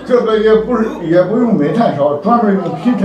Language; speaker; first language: Chinese; native; Chinese